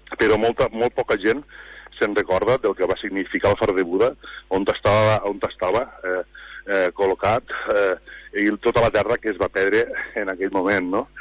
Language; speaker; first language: Catalan; native; Catalan